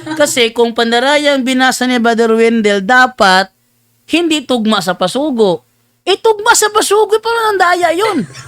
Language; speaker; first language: Filipino; native; Filipino